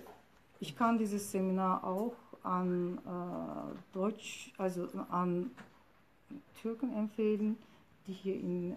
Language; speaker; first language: German; non-native, fluent; Turkish